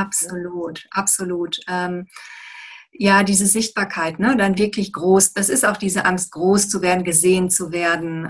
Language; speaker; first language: German; native; German